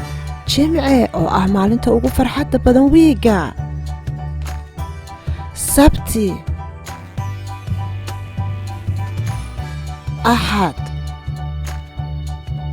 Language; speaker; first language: Somali; native; Somali